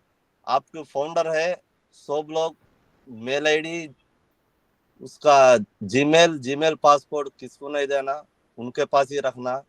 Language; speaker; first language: Hindi; non-native, local second language; Telugu